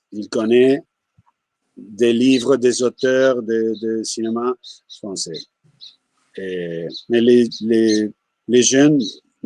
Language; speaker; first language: French; non-native, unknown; Spanish